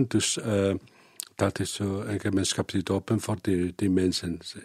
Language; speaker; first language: Dutch; non-native, learner; Spanish